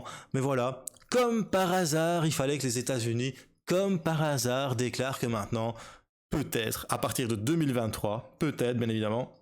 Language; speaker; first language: French; native; French